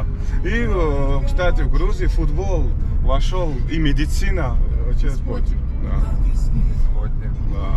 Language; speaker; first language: Russian; non-native, fluent; Georgian